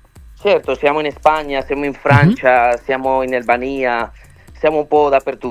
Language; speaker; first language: Italian; early bilingual, other home language; Spanish